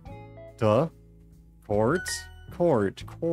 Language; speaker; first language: Dutch; non-native, learner; English